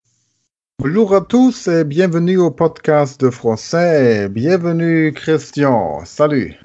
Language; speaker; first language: French; non-native, learner; German